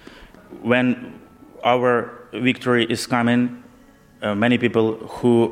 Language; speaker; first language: English; non-native, learner; Ukrainian